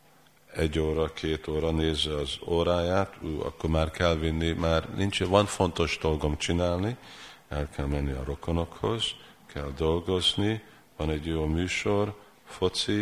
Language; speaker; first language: Hungarian; early bilingual, heritage; Hungarian